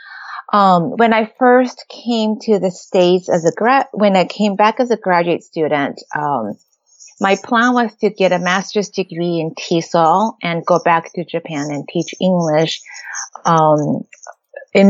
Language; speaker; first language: English; non-native, fluent; Japanese